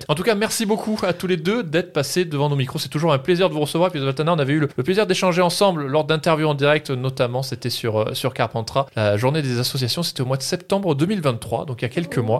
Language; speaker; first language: French; native; French